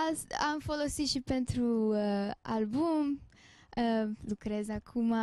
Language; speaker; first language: Romanian; early bilingual, heritage; Romanian